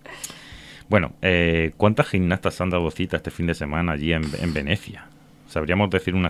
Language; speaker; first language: Spanish; native; Spanish